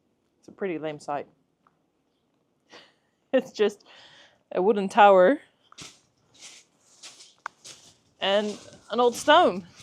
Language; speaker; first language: English; non-native, fluent; Dutch